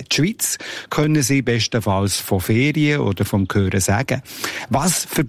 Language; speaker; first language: German; native; German